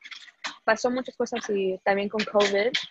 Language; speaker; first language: Spanish; early bilingual, heritage; Spanish